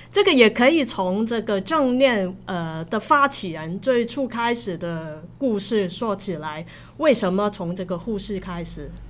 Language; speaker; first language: Chinese; non-native, local second language; Cantonese